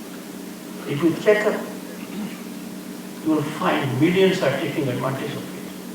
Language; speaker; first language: English; non-native, local second language; Hindi